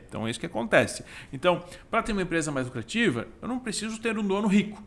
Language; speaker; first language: Portuguese; native; Portuguese